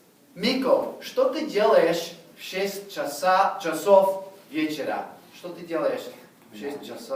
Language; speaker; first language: Russian; non-native, fluent; English